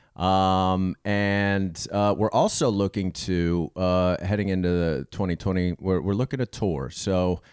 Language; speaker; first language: English; native; English